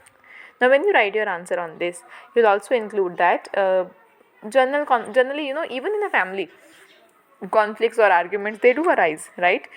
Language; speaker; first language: English; non-native, local second language; Hindi